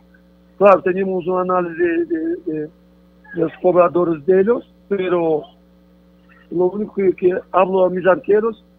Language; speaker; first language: Spanish; non-native, fluent; Portuguese